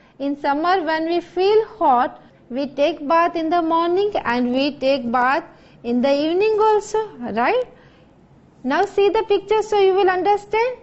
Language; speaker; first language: English; non-native, local second language; Gujarati